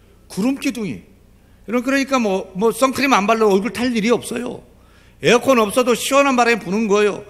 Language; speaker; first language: Korean; native; Korean